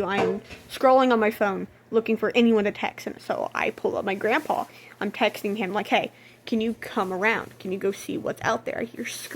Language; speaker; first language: English; native; English